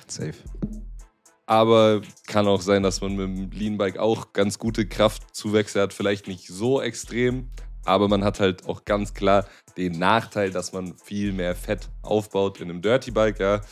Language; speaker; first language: German; native; German